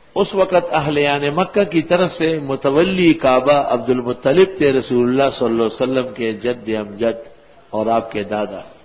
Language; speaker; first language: Urdu; non-native, local second language; Pashto